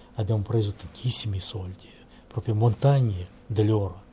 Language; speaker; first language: Italian; non-native, learner; Russian